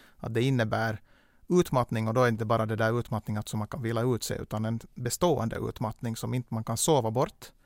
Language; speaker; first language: Swedish; native; Swedish